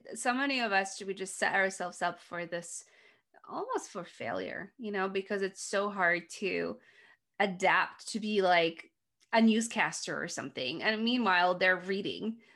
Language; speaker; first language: English; non-native, fluent; Polish